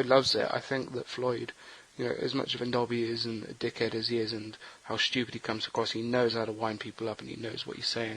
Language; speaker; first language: English; native; English